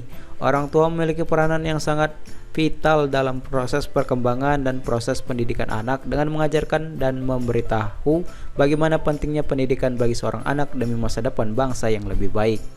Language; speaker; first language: Indonesian; native; Indonesian